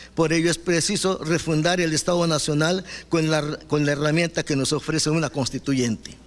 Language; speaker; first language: Spanish; non-native, local second language; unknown